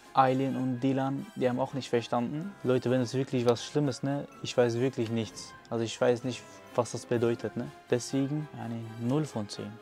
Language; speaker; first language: German; non-native, fluent; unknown